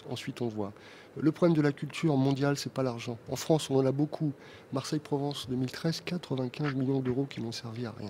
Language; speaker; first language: French; native; French